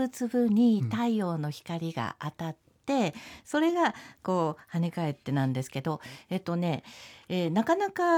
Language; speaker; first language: Japanese; native; Japanese